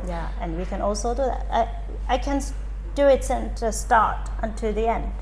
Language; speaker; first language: English; non-native, fluent; Thai